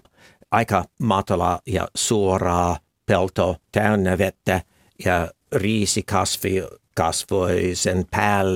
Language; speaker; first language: Finnish; non-native, fluent; English